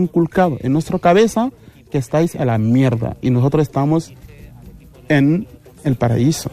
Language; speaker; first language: Spanish; non-native, fluent; Wolof